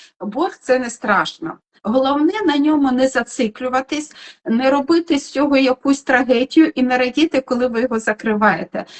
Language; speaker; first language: Ukrainian; non-native, local second language; Russian